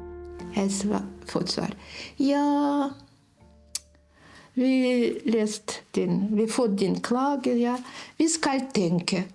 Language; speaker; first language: Norwegian; non-native, learner; Russian